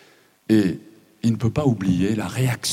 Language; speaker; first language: French; non-native, fluent; Japanese